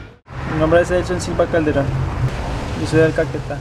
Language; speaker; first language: Spanish; native; Spanish